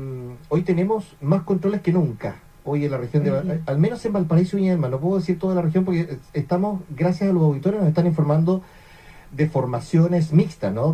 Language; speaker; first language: Spanish; native; Spanish